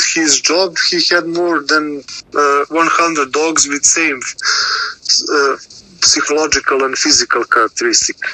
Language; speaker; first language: English; non-native, learner; Serbian